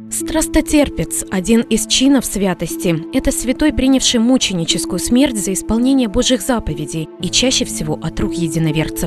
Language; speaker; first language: Russian; native; Russian